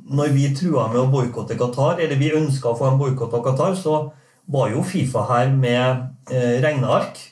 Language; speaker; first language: Norwegian; native; Norwegian